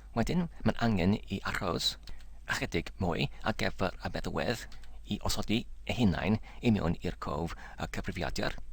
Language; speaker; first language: Welsh; non-native, learner; English